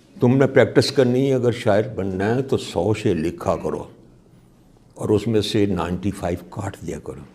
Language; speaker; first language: Urdu; non-native, local second language; Punjabi